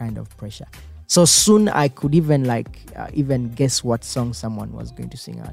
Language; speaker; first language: English; non-native, local second language; Ganda